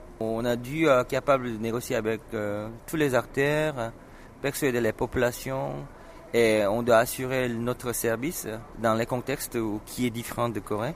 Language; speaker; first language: French; non-native, fluent; Korean